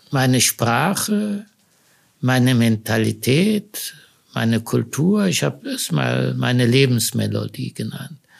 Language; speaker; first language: German; native; German